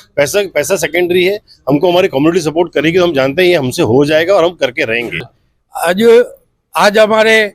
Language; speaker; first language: Hindi; non-native, local second language; Sindhi